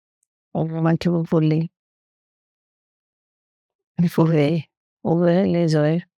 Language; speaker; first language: French; non-native, fluent; Portuguese